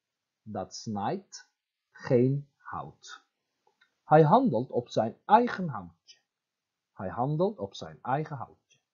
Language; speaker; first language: Dutch; non-native, fluent; Turkish